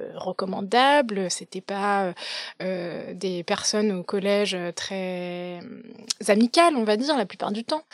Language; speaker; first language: French; native; French